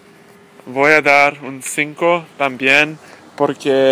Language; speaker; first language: Spanish; non-native, learner; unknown